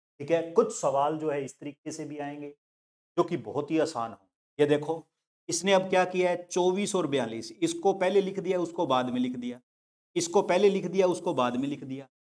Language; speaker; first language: Hindi; non-native, local second language; Punjabi